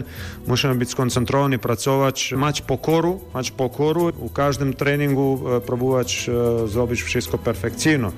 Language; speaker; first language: Polish; non-native, learner; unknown